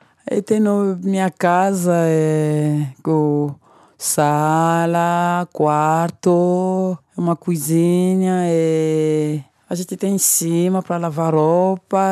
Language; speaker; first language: Portuguese; non-native, local second language; French